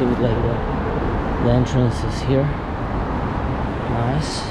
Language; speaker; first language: English; non-native, fluent; French